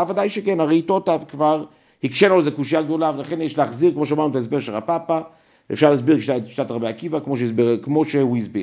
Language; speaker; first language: Hebrew; native; Hebrew